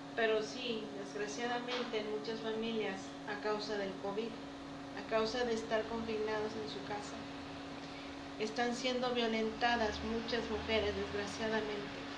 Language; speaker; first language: Spanish; native; Spanish